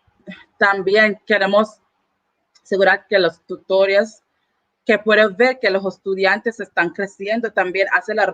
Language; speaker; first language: Spanish; non-native, learner; English